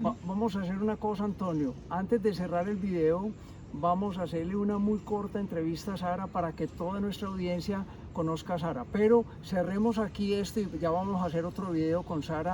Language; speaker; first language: Spanish; native; Spanish